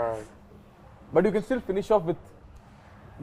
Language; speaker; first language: Telugu; native; Telugu